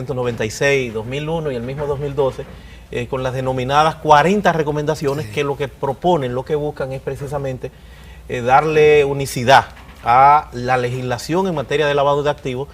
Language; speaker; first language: Spanish; native; Spanish